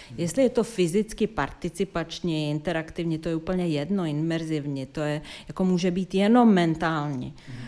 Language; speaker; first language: Czech; non-native, fluent; Serbian